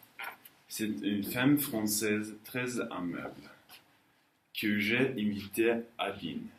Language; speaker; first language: French; non-native, learner; Norwegian